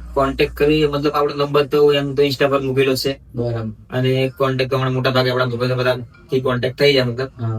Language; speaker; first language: Gujarati; non-native, local second language; Rathawi